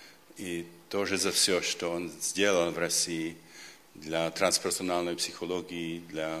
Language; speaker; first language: Russian; non-native, learner; Czech